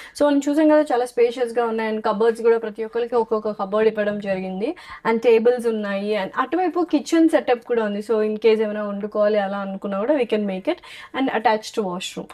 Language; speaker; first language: Telugu; native; Telugu